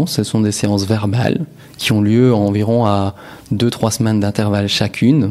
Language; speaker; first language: French; native; French